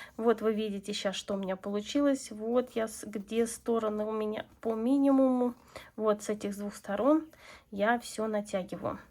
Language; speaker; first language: Russian; non-native, local second language; Latvian